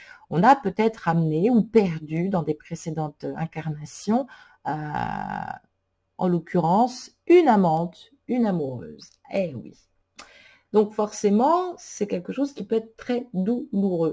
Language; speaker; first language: French; native; French